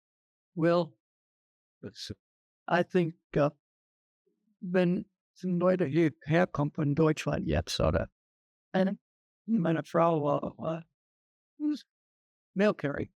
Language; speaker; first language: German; early bilingual, heritage; German